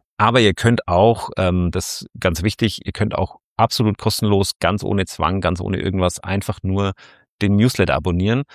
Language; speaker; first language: German; native; German